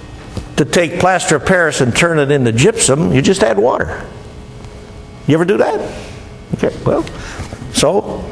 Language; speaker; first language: English; native; English